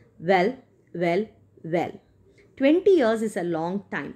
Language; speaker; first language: English; non-native, local second language; Tamil